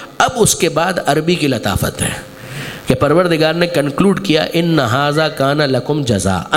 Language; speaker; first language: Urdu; non-native, local second language; Gujarati